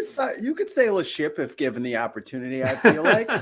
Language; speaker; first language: English; native; English